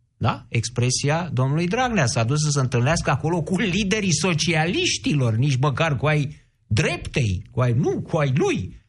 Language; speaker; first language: Romanian; native; Romanian